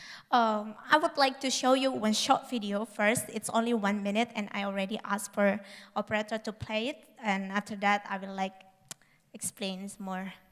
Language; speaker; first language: English; non-native, fluent; Indonesian